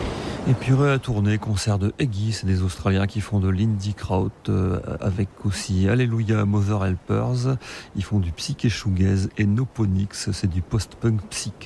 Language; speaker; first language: French; native; French